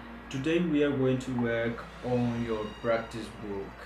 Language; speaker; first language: English; non-native, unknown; Spanish